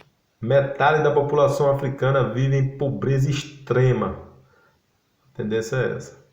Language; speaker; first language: Portuguese; native; Portuguese